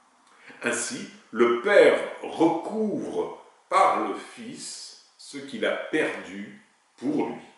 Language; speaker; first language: French; native; French